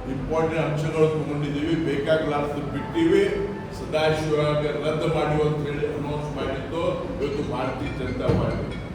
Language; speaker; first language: Kannada; non-native, local second language; Lambadi